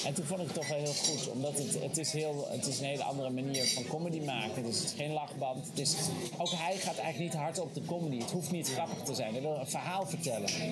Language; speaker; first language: Dutch; native; Dutch